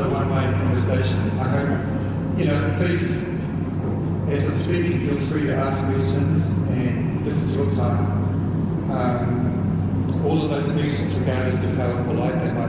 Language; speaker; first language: English; native; English